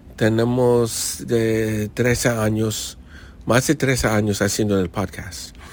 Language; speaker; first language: Spanish; early bilingual, heritage; English